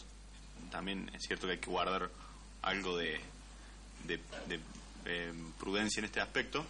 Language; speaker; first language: Spanish; native; Spanish